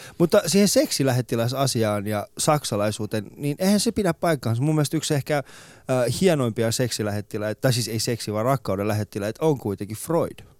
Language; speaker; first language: Finnish; early bilingual, other home language; Persian